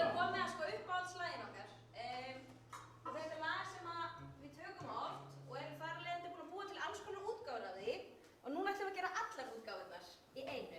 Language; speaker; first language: Icelandic; native; Icelandic